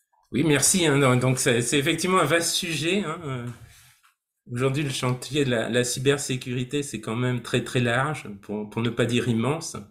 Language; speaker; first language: French; native; French